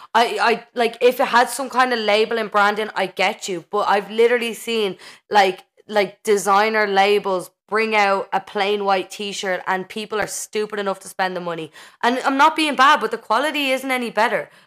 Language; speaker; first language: English; native; English